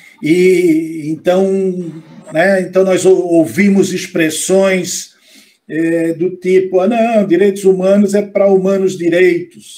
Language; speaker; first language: Portuguese; native; Portuguese